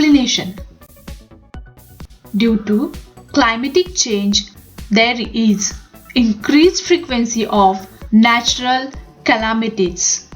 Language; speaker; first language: English; non-native, local second language; Marathi